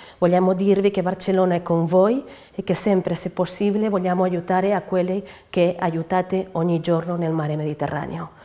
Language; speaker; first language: Italian; non-native, fluent; Catalan